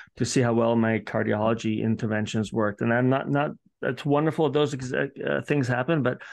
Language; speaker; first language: English; early bilingual, other home language; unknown